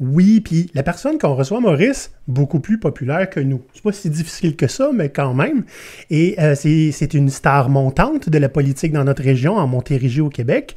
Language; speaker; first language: French; native; French